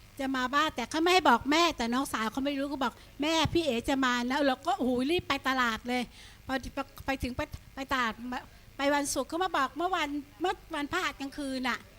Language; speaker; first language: Thai; native; Thai